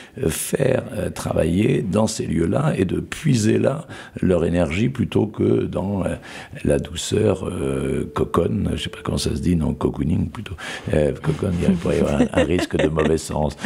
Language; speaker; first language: French; native; French